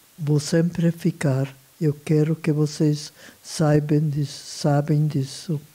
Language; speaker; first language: Portuguese; non-native, fluent; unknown